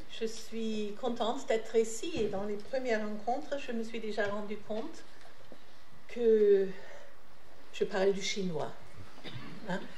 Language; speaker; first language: French; non-native, fluent; German